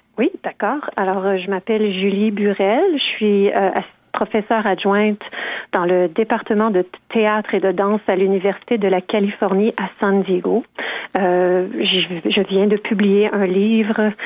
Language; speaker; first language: French; native; French